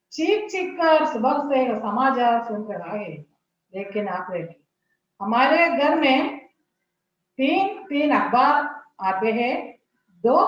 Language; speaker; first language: Hindi; non-native, local second language; Malayalam